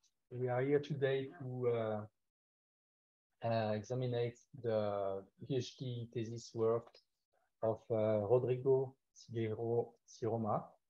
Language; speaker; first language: English; non-native, fluent; French